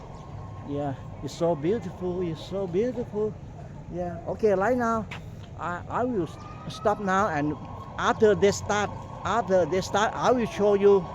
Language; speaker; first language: English; non-native, learner; Thai